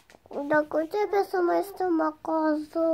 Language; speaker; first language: Romanian; early bilingual, heritage; Romanian